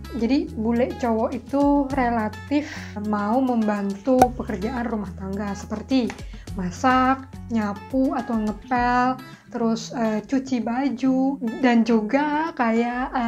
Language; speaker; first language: Indonesian; native; Indonesian